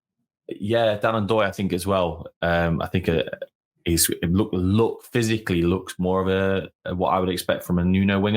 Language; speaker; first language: English; native; English